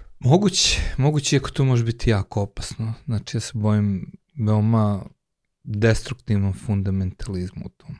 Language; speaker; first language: Serbian; non-native, local second language; Hungarian